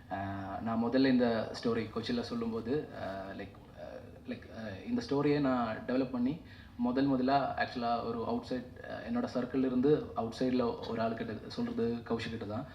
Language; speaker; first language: Tamil; non-native, learner; Malayalam